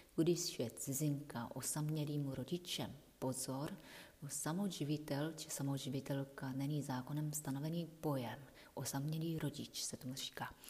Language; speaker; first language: Czech; non-native, fluent; Japanese